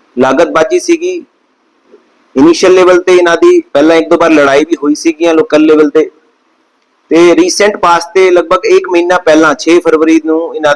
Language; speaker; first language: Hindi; non-native, local second language; Punjabi